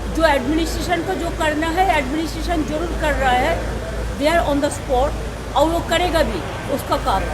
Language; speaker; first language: Hindi; non-native, local second language; Bangla